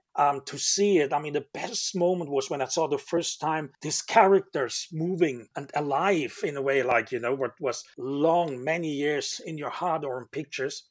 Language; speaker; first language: English; non-native, fluent; German